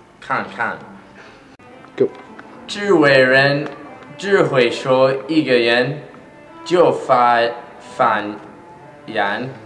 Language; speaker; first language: Chinese; non-native, learner; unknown